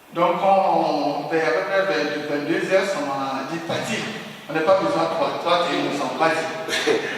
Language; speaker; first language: French; non-native, learner; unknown